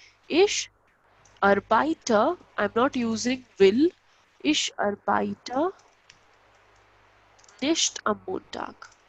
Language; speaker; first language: German; non-native, local second language; Hindi